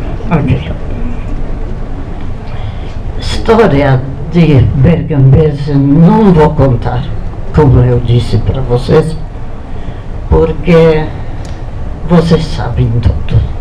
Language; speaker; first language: Portuguese; non-native, fluent; Polish